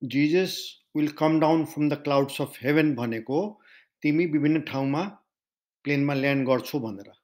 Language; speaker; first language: Nepali; non-native, local second language; Maithili